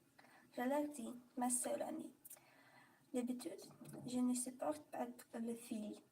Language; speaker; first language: French; non-native, learner; Russian